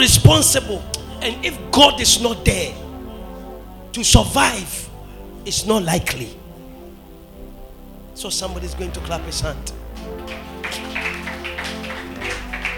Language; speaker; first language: English; non-native, local second language; Akan